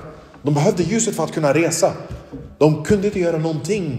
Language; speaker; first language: Swedish; non-native, local second language; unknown